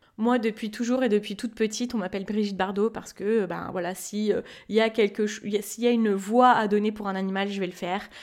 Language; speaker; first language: French; native; French